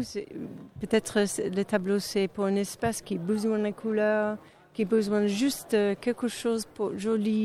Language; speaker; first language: French; non-native, fluent; English